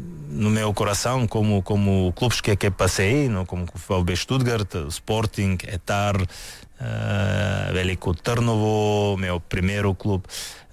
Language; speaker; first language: Portuguese; non-native, learner; Bulgarian